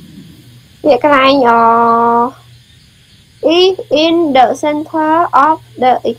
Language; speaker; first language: English; non-native, learner; Khmer